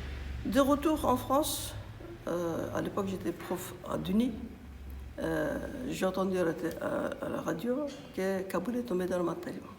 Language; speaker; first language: French; non-native, fluent; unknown